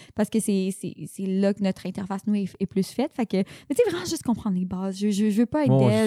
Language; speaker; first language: French; native; French